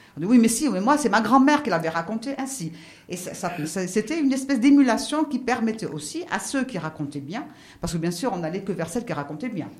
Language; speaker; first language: French; non-native, local second language; Arabic